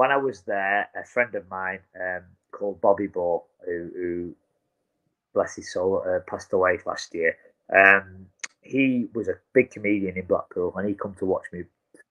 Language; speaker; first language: English; native; English